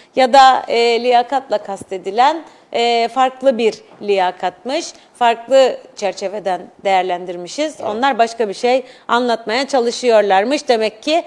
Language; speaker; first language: Turkish; native; Turkish